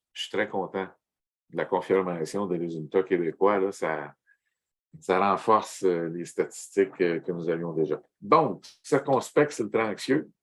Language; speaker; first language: French; native; French